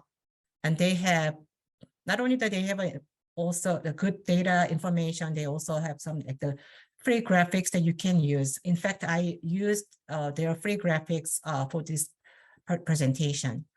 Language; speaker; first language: English; non-native, fluent; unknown